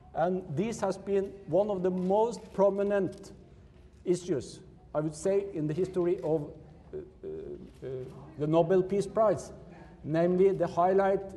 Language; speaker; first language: English; non-native, fluent; Norwegian